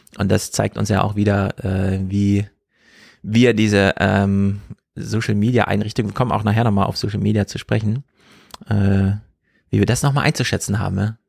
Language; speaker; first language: German; native; German